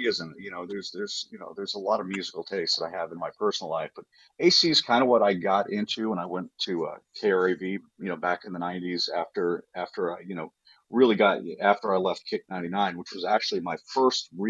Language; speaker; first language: English; native; English